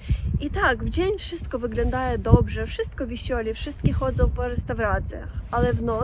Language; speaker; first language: Polish; non-native, fluent; Russian